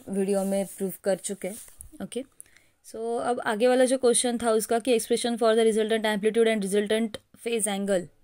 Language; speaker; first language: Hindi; non-native, local second language; Marathi